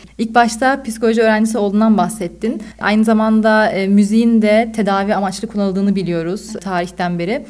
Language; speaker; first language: Turkish; early bilingual, heritage; Turkish